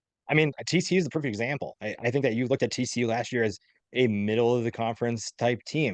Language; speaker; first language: English; native; English